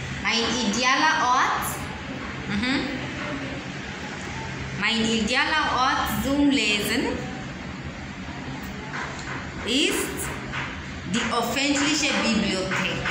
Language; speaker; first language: German; non-native, learner; English